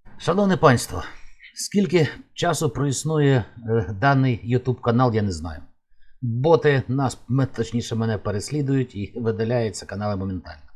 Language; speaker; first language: Ukrainian; native; Ukrainian